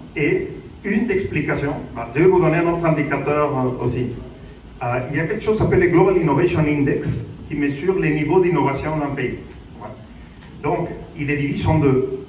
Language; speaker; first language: French; non-native, fluent; Spanish